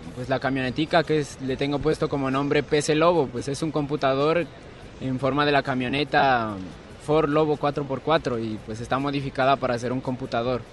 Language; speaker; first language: Spanish; native; Spanish